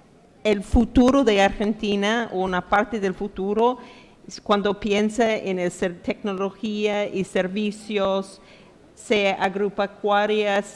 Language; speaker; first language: Spanish; non-native, fluent; English